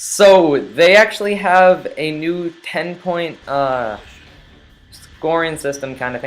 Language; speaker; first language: English; native; English